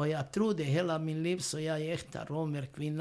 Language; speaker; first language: Swedish; non-native, learner; Romany